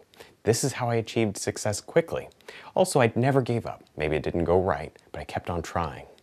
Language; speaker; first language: English; native; English